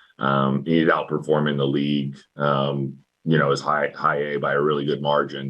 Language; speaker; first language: English; native; English